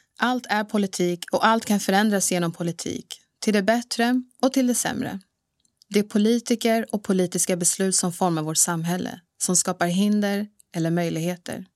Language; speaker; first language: Swedish; early bilingual, other home language; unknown